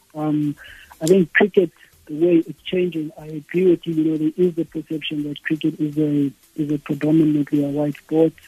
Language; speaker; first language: English; non-native, local second language; Xhosa